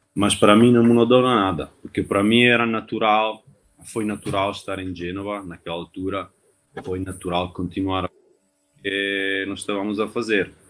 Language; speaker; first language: Portuguese; non-native, fluent; Italian